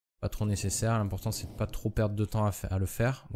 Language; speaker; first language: French; native; French